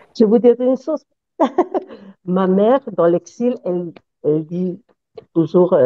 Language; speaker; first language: French; non-native, fluent; Spanish